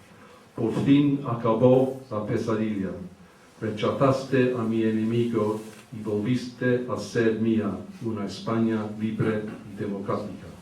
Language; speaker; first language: Spanish; early bilingual, heritage; English